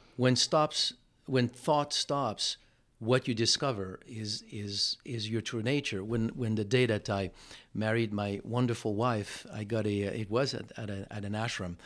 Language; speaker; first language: English; non-native, fluent; French